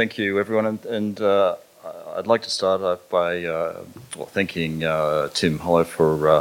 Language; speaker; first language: English; native; English